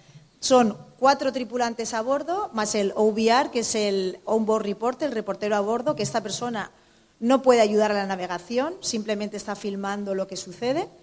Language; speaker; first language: Spanish; native; Spanish